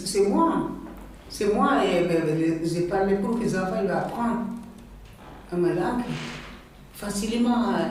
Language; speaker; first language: French; non-native, learner; Bambara